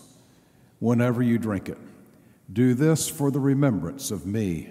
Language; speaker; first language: English; native; English